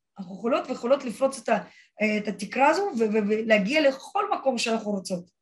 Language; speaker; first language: Hebrew; non-native, fluent; Russian